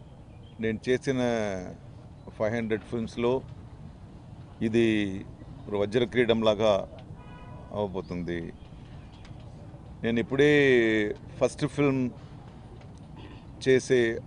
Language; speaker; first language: Telugu; non-native, fluent; Tamil